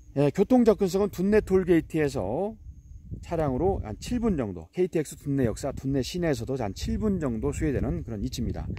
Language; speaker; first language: Korean; native; Korean